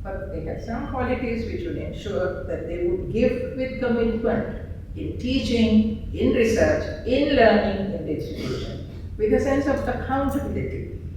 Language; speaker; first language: English; non-native, local second language; Sinhala